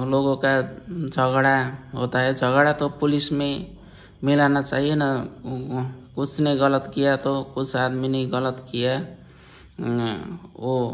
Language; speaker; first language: Hindi; non-native, learner; Nepali